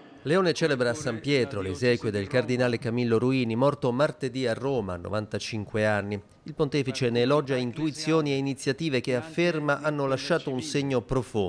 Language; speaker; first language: Italian; native; Italian